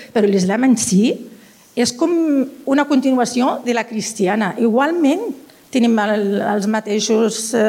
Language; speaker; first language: Catalan; non-native, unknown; Berber languages